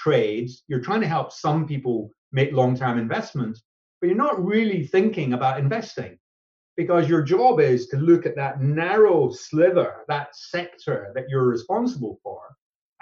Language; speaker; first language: English; native; English